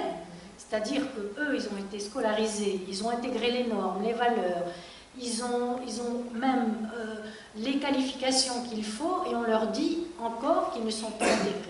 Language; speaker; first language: French; native; French